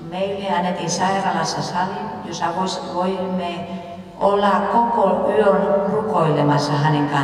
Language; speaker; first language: Finnish; non-native, fluent; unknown